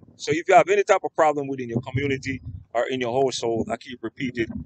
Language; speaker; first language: English; native; English